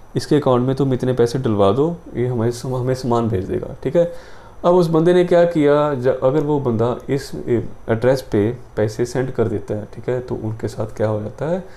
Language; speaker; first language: Hindi; non-native, local second language; Punjabi